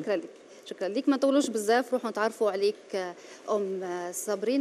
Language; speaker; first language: Arabic; native; Arabic